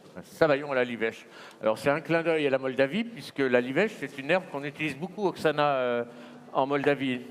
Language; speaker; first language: French; native; French